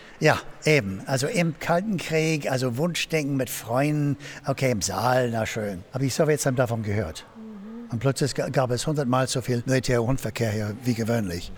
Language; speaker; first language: German; non-native, fluent; English